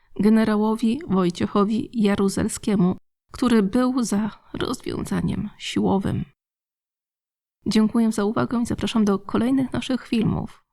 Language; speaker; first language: Polish; native; Polish